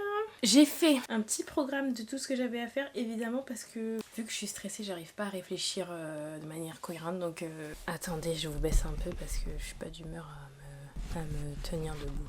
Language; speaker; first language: French; native; French